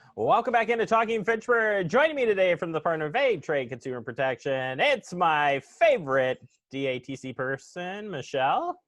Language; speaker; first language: English; native; English